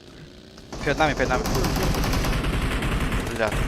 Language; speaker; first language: Russian; non-native, local second language; Tajik